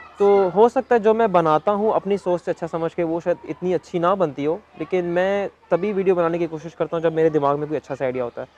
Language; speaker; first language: Urdu; native; Urdu